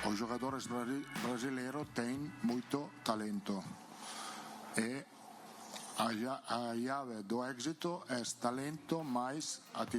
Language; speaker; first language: Portuguese; non-native, learner; Italian